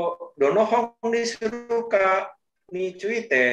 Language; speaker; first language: Japanese; non-native, learner; Indonesian